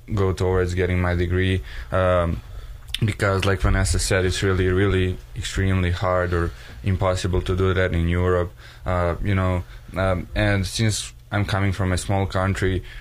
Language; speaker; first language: English; non-native, fluent; Serbian